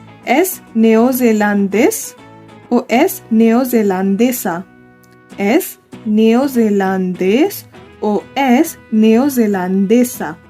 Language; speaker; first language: Spanish; non-native, learner; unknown